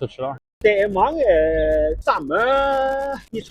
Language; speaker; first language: Norwegian; non-native, learner; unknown